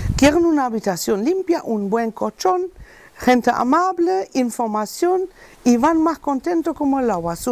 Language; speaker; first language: Spanish; non-native, learner; German